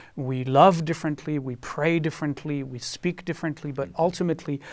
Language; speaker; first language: English; non-native, fluent; French